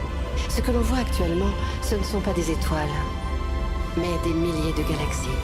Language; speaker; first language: French; native; French